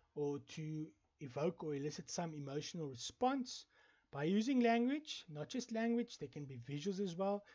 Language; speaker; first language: English; non-native, local second language; Afrikaans